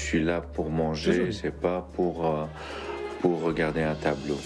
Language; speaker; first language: French; non-native, fluent; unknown